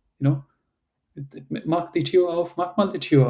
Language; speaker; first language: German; non-native, fluent; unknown